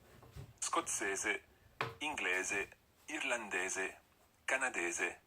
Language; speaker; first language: Italian; non-native, fluent; English